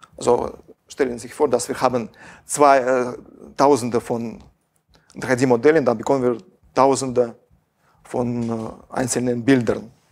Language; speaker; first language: German; non-native, fluent; Russian